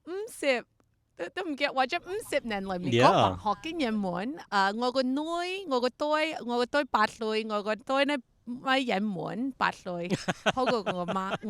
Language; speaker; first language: Cantonese; early bilingual, heritage; Cantonese